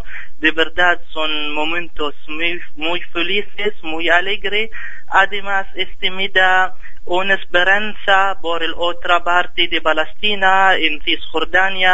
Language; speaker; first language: Spanish; non-native, fluent; Arabic